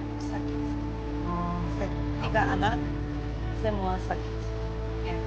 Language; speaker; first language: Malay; non-native, learner; Turkish